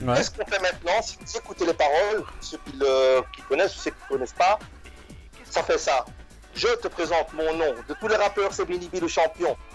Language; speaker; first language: French; native; French